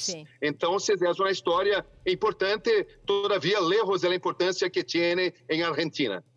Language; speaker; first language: Spanish; non-native, fluent; Portuguese